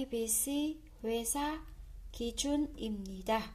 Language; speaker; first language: Korean; non-native, fluent; Vietnamese